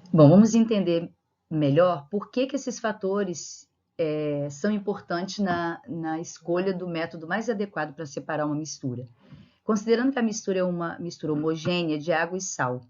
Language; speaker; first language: Portuguese; native; Portuguese